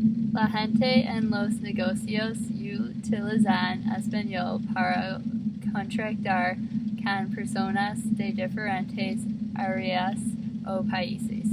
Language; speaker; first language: Spanish; non-native, learner; English